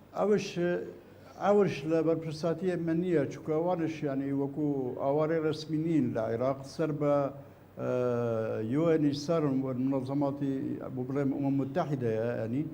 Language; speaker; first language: Central Kurdish; non-native, local second language; Kurdish